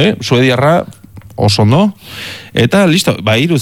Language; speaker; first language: Basque; native; Basque